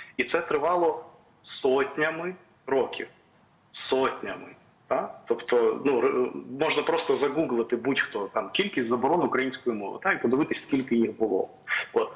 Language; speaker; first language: Ukrainian; non-native, local second language; Russian